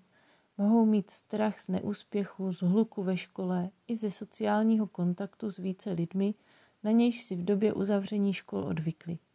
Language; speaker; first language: Czech; native; Czech